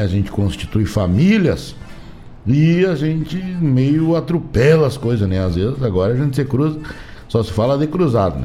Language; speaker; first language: Portuguese; native; Portuguese